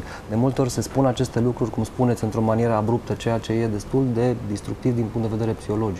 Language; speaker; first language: Romanian; native; Romanian